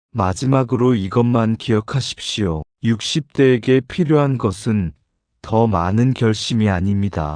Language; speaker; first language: Korean; native; Korean